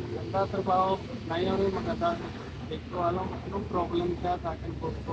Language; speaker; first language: Filipino; non-native, learner; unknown